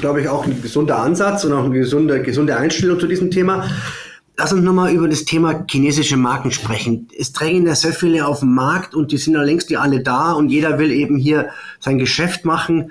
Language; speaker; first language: German; native; German